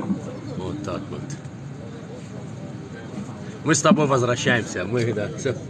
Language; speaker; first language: Russian; non-native, fluent; Azerbaijani